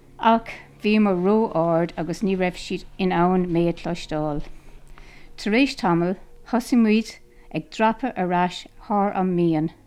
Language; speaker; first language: Irish; non-native, local second language; English